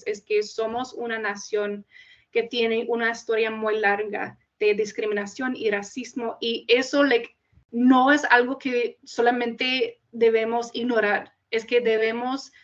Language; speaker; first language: Spanish; non-native, fluent; English